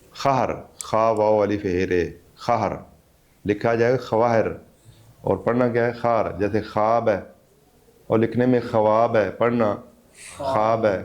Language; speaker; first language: Urdu; non-native, local second language; Punjabi